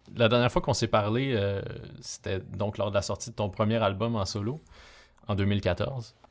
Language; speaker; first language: French; native; French